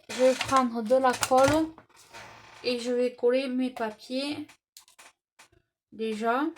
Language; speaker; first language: French; native; French